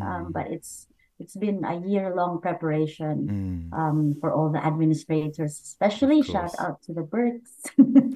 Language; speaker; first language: English; non-native, local second language; Bikol